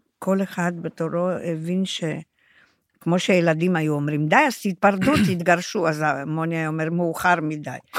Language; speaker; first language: Hebrew; non-native, fluent; Romanian